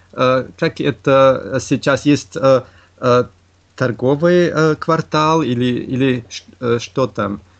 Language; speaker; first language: Russian; non-native, learner; German